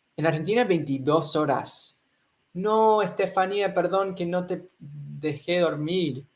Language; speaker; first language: Spanish; non-native, fluent; English